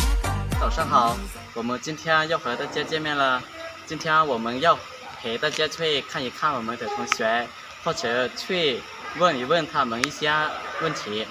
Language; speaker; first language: Chinese; non-native, fluent; Lao